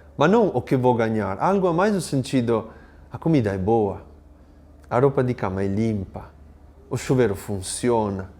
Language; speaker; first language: Portuguese; non-native, fluent; Italian